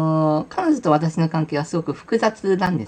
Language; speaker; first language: Japanese; native; Japanese